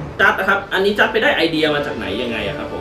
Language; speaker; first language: Thai; native; Thai